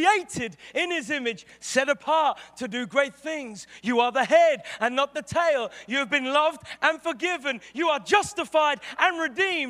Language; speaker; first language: English; native; English